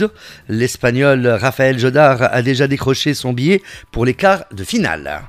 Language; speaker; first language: French; non-native, local second language; Arabic